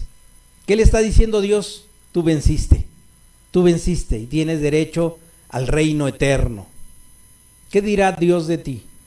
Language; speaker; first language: Spanish; native; Spanish